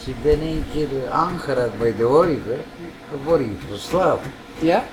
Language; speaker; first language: Dutch; non-native, learner; Greek